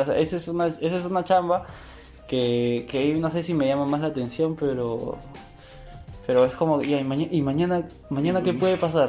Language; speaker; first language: Spanish; native; Spanish